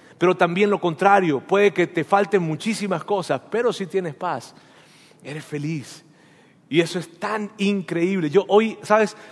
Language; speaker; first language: Spanish; native; Spanish